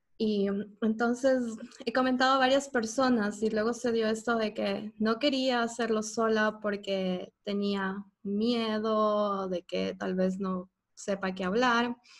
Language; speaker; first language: Spanish; native; Spanish